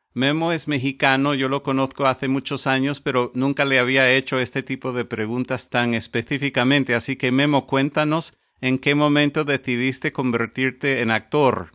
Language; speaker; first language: Spanish; non-native, fluent; English